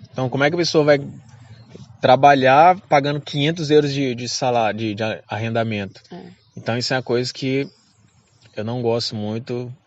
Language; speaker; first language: Portuguese; native; Portuguese